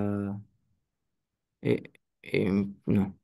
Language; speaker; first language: French; non-native, learner; Romanian